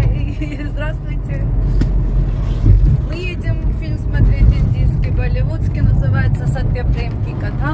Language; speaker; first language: Russian; early bilingual, heritage; Russian